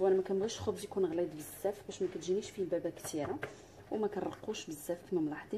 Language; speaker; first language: Arabic; native; Arabic